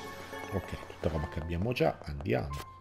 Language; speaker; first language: Italian; native; Italian